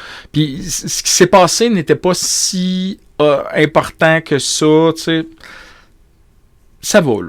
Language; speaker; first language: French; native; French